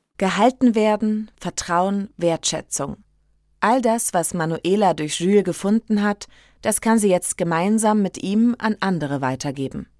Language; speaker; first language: German; native; German